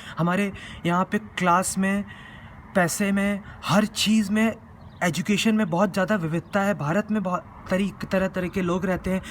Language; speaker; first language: Hindi; native; Hindi